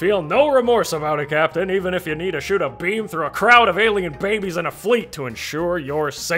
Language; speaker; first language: English; native; English